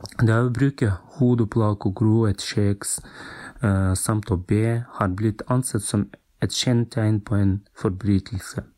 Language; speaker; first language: Norwegian; non-native, fluent; Uyghur